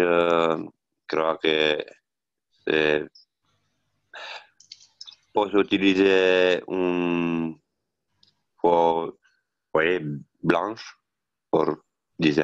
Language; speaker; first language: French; non-native, learner; Italian